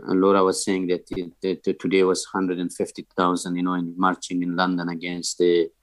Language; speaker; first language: English; non-native, fluent; Persian